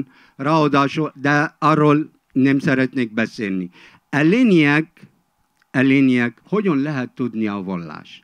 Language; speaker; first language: Hungarian; non-native, fluent; Arabic